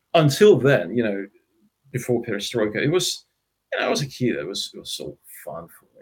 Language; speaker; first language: English; non-native, fluent; Russian